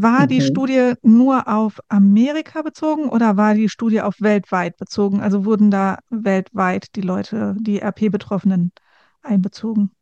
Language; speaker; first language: German; native; German